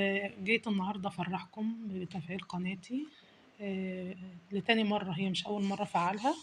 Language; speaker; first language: Arabic; native; Arabic